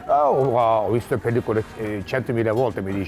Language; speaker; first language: Italian; non-native, learner; Turkish